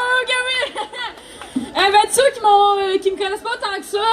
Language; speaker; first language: French; native; French